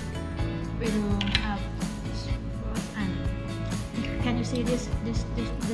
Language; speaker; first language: English; non-native, learner; Thai